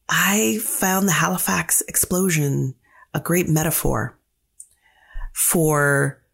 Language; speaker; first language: English; native; English